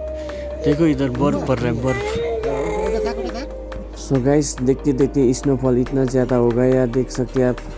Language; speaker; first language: Hindi; non-native, local second language; Nepali